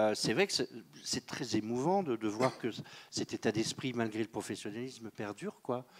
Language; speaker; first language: French; native; French